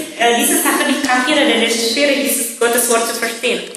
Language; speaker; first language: German; non-native, learner; Indonesian